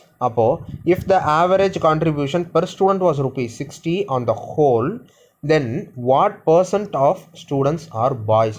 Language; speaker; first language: English; non-native, local second language; Tamil